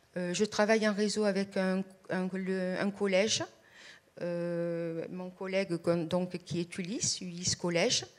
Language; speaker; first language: French; native; French